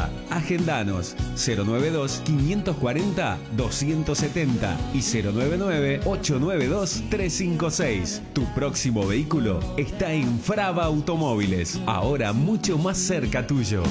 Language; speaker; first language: Spanish; native; Spanish